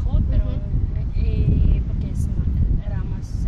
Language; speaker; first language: Spanish; non-native, learner; Kazakh